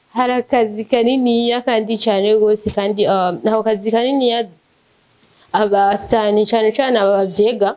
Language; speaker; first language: Rundi; non-native, local second language; Swahili